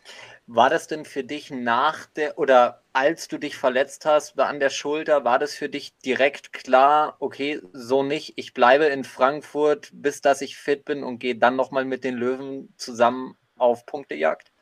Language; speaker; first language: German; native; German